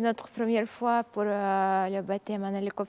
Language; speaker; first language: French; non-native, learner; Russian